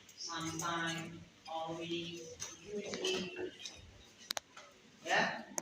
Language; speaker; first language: English; non-native, learner; Indonesian